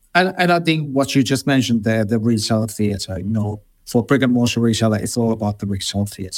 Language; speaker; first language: English; non-native, fluent; Finnish